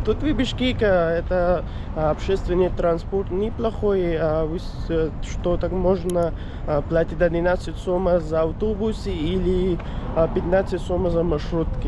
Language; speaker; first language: Russian; non-native, learner; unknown